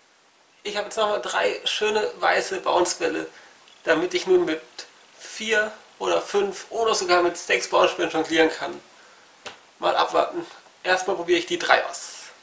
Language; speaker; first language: German; native; German